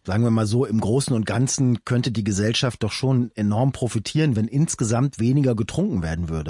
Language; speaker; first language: German; native; German